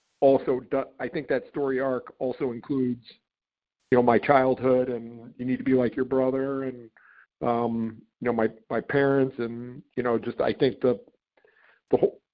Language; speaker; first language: English; native; English